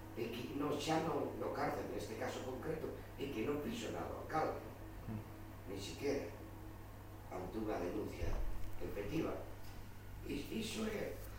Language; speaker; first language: Spanish; non-native, local second language; Galician